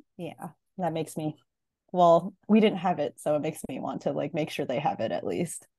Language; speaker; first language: English; early bilingual, other home language; Filipino